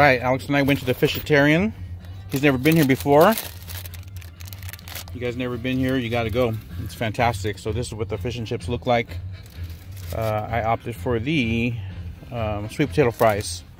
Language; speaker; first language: English; native; English